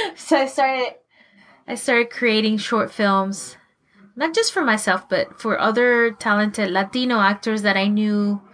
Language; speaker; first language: English; non-native, fluent; Spanish